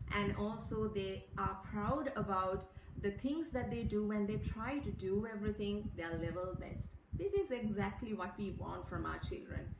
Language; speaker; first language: English; non-native, local second language; Sinhala